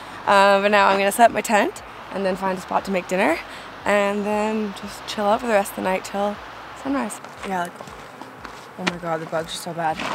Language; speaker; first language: English; native; English